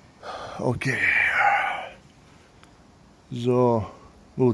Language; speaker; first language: German; non-native, learner; Bulgarian